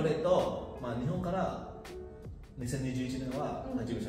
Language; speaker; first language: Japanese; non-native, fluent; Indonesian